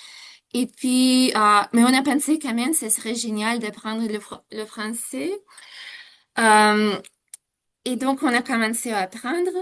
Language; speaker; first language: French; non-native, fluent; Ukrainian